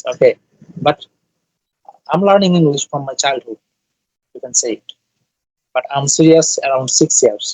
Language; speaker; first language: English; non-native, learner; Bangla